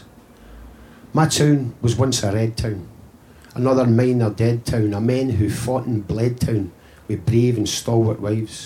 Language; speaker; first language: English; native; English